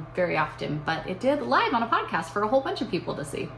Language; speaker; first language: English; native; English